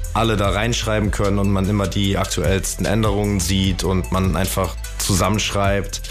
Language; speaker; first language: German; native; German